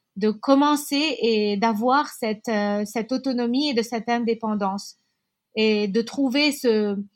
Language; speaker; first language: French; non-native, local second language; Arabic